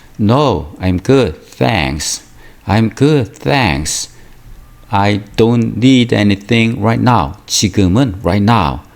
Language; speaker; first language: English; non-native, learner; Korean